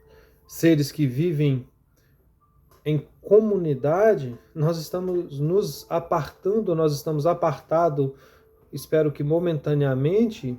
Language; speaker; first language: Portuguese; native; Portuguese